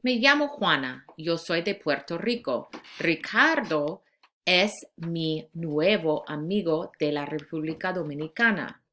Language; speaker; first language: Spanish; non-native, fluent; English